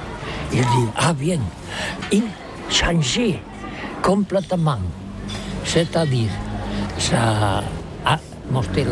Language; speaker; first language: French; non-native, learner; Catalan